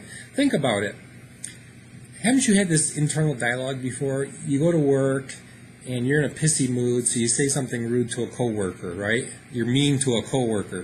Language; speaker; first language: English; native; English